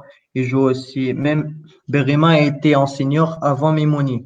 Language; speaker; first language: French; non-native, local second language; Arabic